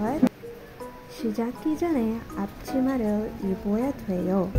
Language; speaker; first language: Korean; non-native, learner; Filipino